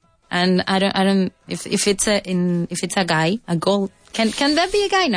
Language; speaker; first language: English; non-native, fluent; Spanish